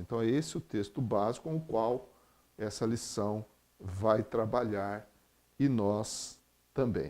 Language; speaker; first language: Portuguese; native; Portuguese